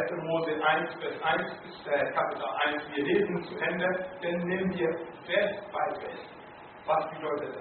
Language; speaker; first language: German; non-native, fluent; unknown